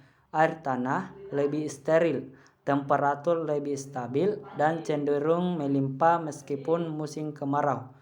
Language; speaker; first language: Indonesian; native; Indonesian